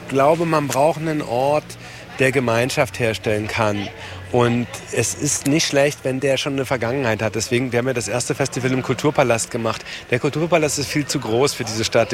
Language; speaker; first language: German; native; German